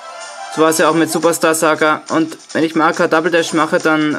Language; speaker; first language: German; native; German